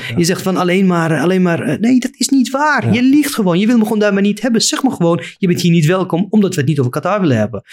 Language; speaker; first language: Dutch; non-native, fluent; Arabic